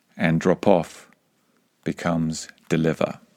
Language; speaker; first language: English; native; English